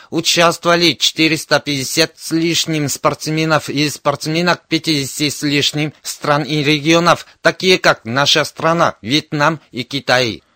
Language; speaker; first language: Russian; non-native, fluent; Korean